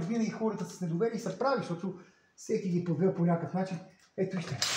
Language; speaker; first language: Bulgarian; native; Bulgarian